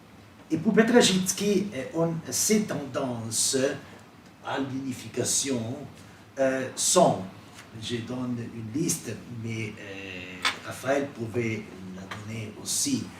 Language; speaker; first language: French; non-native, fluent; Italian